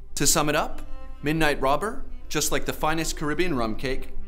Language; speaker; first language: English; native; English